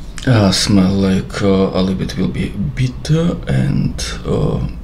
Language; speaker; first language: English; non-native, learner; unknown